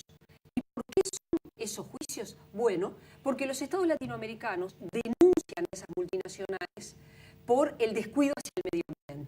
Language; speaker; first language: Spanish; native; Spanish